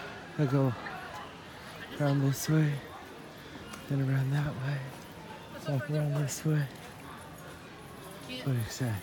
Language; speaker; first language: English; native; English